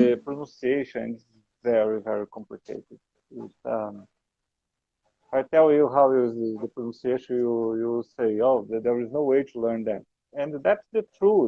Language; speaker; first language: English; non-native, learner; Portuguese